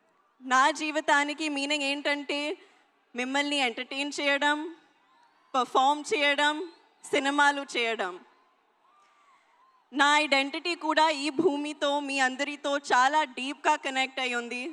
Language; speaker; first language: Telugu; non-native, learner; Hindi